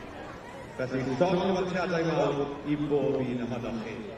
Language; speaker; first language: Welsh; native; Welsh